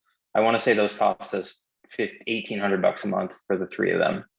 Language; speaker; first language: English; native; English